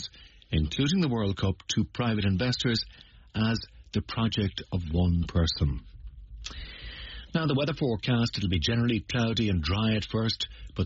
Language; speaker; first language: English; native; English